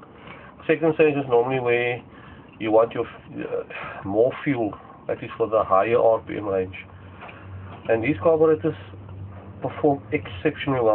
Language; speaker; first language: English; native; English